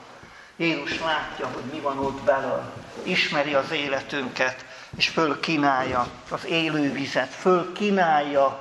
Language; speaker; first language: Hungarian; native; Hungarian